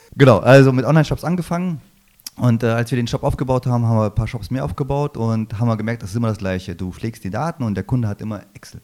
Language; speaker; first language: German; early bilingual, other home language; Low German